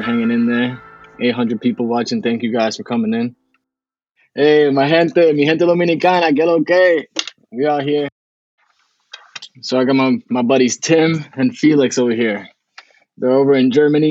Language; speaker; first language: English; early bilingual, other home language; Spanish